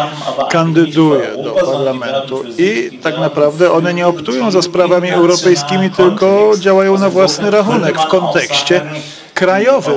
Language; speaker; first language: Polish; native; Polish